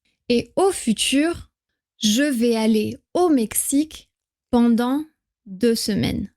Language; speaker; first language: French; native; French